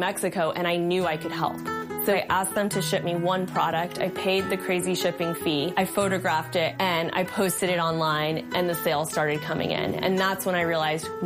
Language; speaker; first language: English; non-native, local second language; Spanish